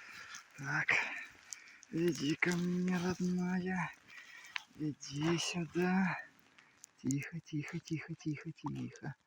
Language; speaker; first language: Russian; native; Russian